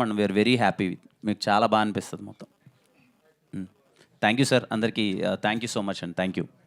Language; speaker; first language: Telugu; native; Telugu